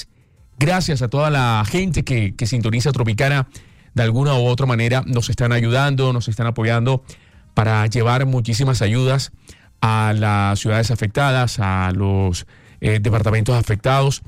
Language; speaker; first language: Spanish; native; Spanish